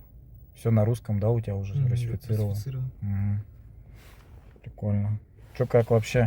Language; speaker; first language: Russian; native; Russian